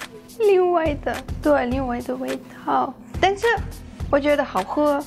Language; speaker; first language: Chinese; non-native, learner; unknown